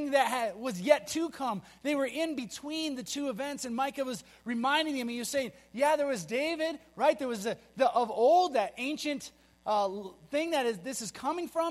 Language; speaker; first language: English; native; English